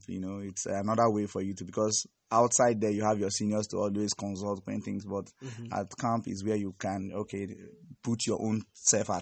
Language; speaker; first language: English; non-native, local second language; Igbo